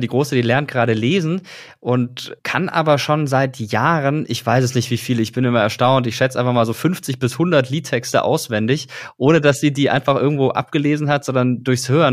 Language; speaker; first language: German; native; German